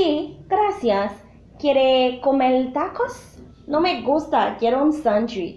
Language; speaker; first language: Spanish; non-native, learner; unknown